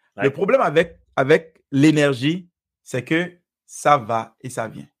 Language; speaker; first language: French; non-native, local second language; Fon